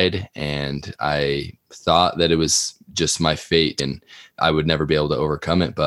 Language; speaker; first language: English; native; English